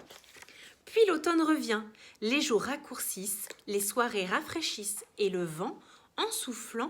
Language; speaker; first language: French; native; French